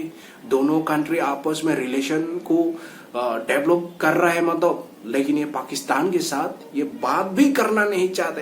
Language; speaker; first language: Hindi; non-native, local second language; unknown